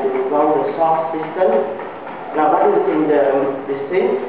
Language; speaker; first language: English; non-native, learner; Vietnamese